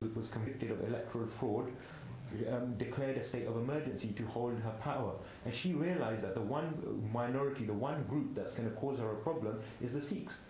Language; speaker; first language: English; native; English